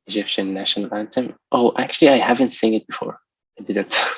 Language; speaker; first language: English; non-native, local second language; Arabic